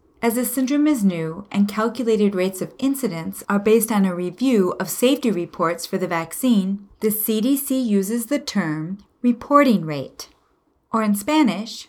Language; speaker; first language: English; native; English